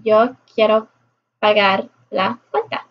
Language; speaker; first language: Spanish; non-native, learner; English